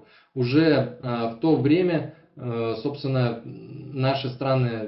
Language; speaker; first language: Russian; native; Russian